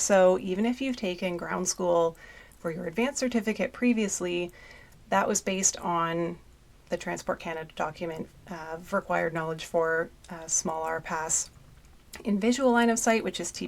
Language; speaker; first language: English; native; English